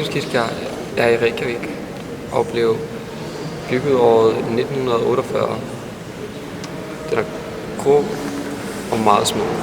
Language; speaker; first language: Danish; non-native, learner; Icelandic